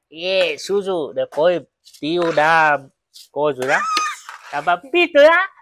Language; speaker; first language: Portuguese; non-native, learner; Vietnamese